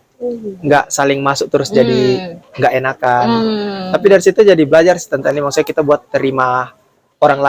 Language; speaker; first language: Indonesian; native; Indonesian